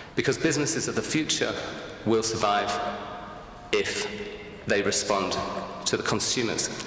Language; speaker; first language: English; native; English